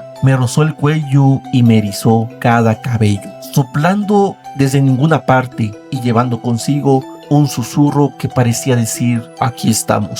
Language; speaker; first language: Spanish; native; Spanish